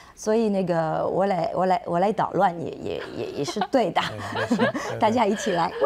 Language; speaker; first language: Chinese; non-native, fluent; French